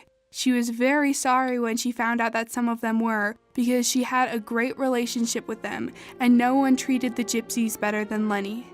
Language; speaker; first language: English; native; English